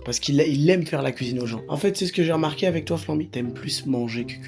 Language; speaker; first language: French; native; French